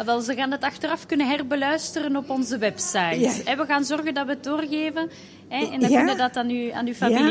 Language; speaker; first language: Dutch; native; Dutch